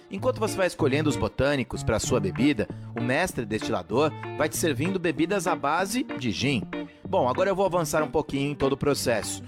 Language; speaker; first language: Portuguese; native; Portuguese